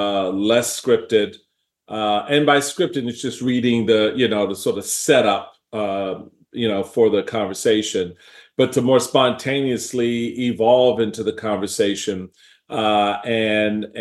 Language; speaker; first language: English; native; English